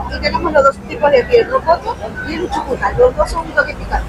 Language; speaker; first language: Spanish; native; Spanish